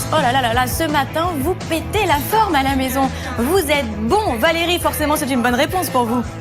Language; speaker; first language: French; native; French